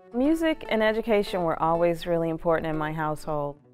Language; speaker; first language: English; native; English